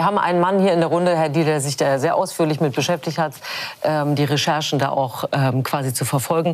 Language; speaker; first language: German; native; German